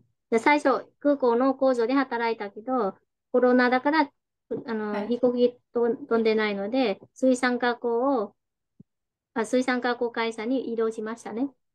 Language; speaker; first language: Japanese; non-native, fluent; Vietnamese